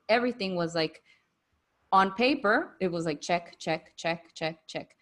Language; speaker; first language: English; non-native, fluent; Spanish